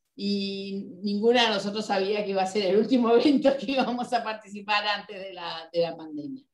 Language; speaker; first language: Spanish; native; Spanish